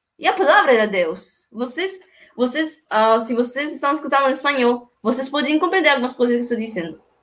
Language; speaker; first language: Portuguese; non-native, learner; Spanish